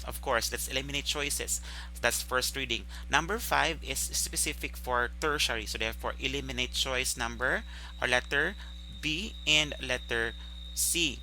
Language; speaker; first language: English; non-native, local second language; Filipino